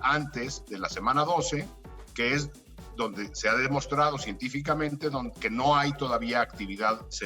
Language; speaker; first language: Spanish; native; Spanish